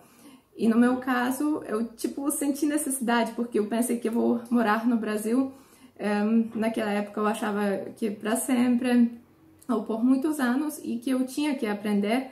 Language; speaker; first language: Portuguese; non-native, fluent; Polish